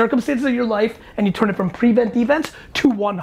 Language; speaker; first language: English; native; English